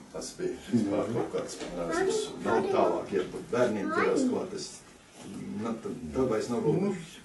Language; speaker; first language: Latvian; native; Latvian